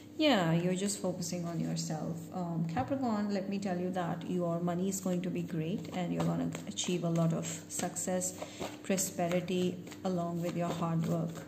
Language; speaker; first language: English; non-native, local second language; Hindi